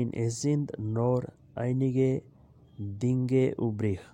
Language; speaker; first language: German; non-native, learner; Urdu